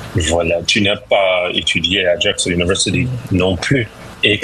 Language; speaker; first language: French; non-native, fluent; English